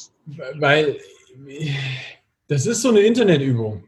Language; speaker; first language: German; native; German